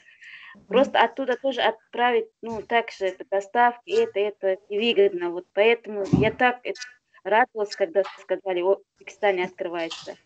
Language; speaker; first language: Russian; non-native, learner; Uzbek